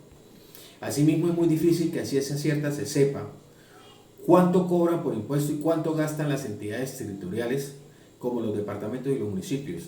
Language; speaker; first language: Spanish; native; Spanish